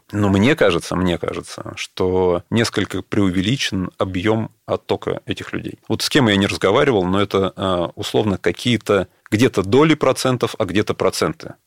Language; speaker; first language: Russian; native; Russian